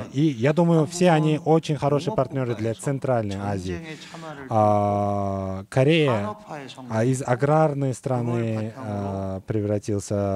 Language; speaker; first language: Russian; non-native, fluent; Korean